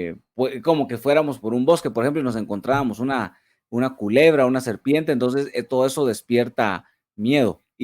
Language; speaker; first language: Spanish; native; Spanish